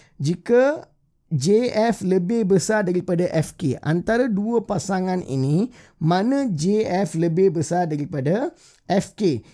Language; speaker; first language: Malay; native; Malay